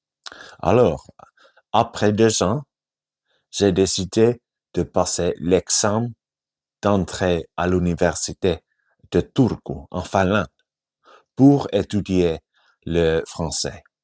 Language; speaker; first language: French; non-native, fluent; Finnish